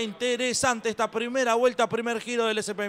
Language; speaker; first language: Spanish; native; Spanish